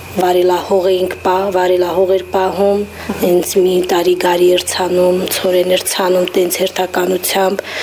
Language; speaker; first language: Armenian; native; Armenian